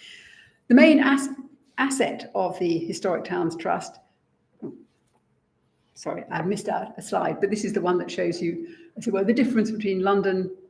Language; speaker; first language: English; native; English